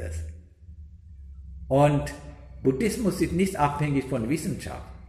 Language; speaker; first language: German; non-native, learner; Sinhala